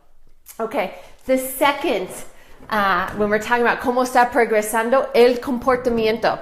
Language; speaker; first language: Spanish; non-native, fluent; English